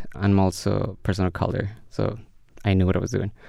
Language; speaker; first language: English; early bilingual, other home language; Spanish